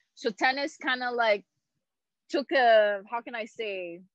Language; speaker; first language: English; non-native, fluent; Haitian Creole